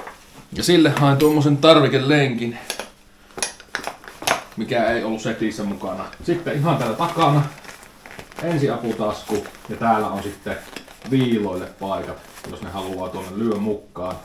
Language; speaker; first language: Finnish; native; Finnish